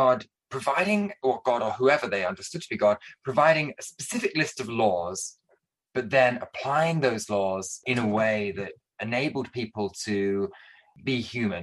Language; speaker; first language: English; native; English